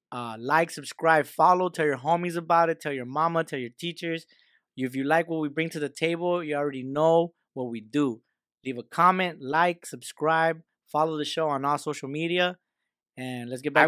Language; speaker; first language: English; early bilingual, other home language; Spanish